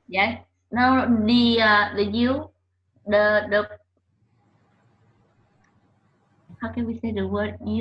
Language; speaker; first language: English; non-native, learner; Vietnamese